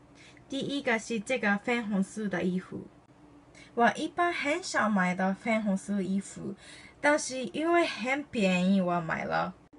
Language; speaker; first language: Chinese; non-native, learner; Japanese